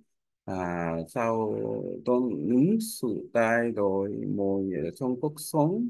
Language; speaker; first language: Vietnamese; non-native, learner; Korean